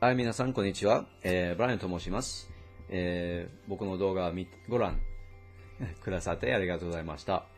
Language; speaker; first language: Japanese; non-native, learner; English